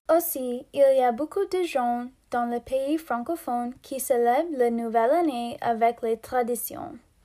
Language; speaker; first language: French; non-native, learner; English